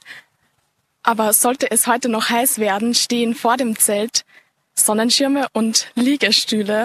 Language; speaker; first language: German; native; German